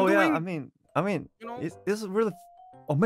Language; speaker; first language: English; non-native, learner; Korean